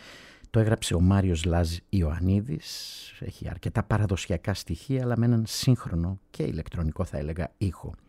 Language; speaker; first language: Greek; native; Greek